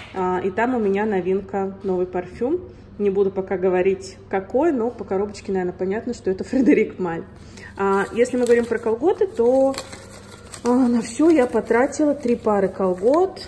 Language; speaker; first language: Russian; native; Russian